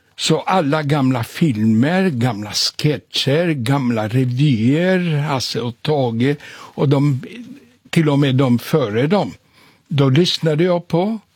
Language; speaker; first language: Swedish; non-native, fluent; Polish